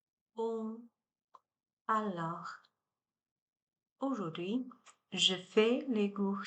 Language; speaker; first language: French; non-native, learner; Chinese